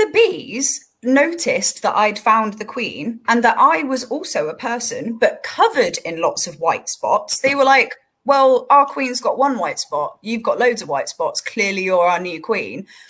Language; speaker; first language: English; native; English